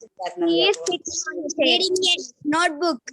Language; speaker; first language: English; non-native, learner; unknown